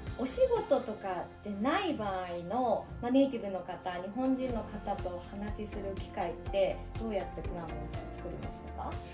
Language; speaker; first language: Japanese; native; Japanese